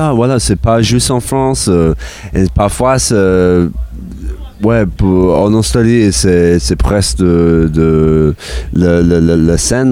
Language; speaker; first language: French; non-native, learner; English